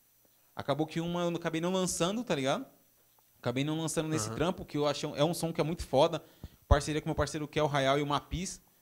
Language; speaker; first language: Portuguese; native; Portuguese